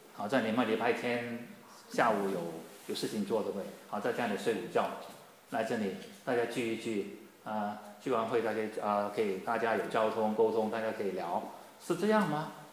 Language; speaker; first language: Chinese; native; Chinese